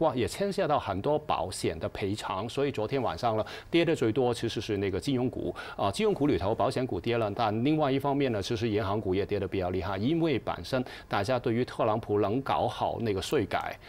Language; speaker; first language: Chinese; non-native, fluent; Cantonese